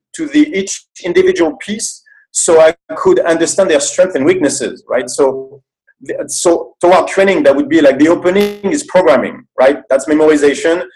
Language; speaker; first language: English; non-native, fluent; French